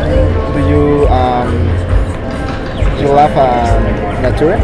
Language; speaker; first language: English; non-native, learner; Spanish